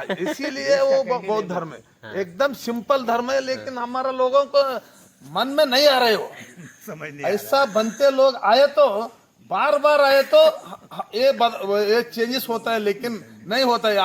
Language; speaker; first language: Hindi; non-native, local second language; Kannada